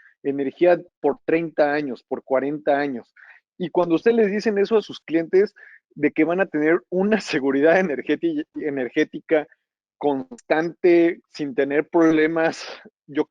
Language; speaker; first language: Spanish; native; Spanish